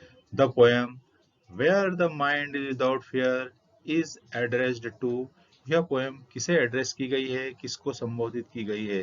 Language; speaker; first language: Hindi; native; Hindi